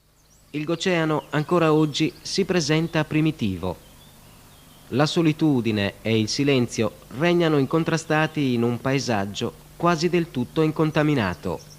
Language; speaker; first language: Italian; native; Italian